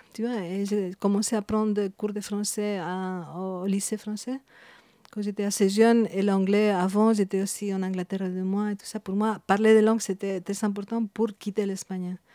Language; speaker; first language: French; non-native, fluent; Spanish